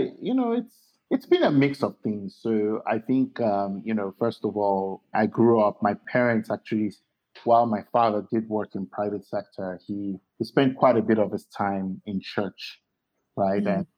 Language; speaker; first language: English; non-native, local second language; Yoruba